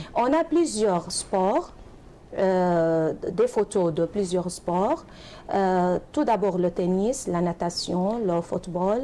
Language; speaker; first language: French; non-native, fluent; Arabic